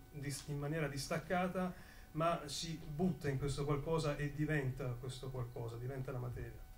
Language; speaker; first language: Italian; native; Italian